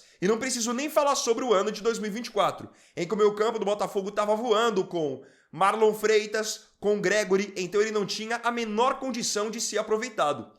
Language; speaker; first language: Portuguese; native; Portuguese